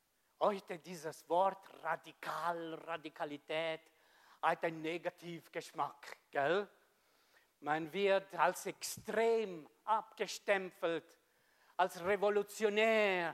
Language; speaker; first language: German; non-native, fluent; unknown